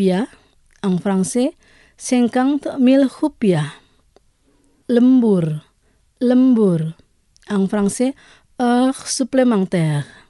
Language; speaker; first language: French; non-native, fluent; Indonesian